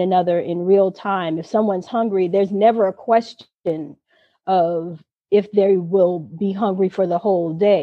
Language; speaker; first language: English; native; English